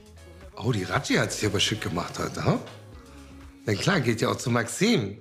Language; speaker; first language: German; native; German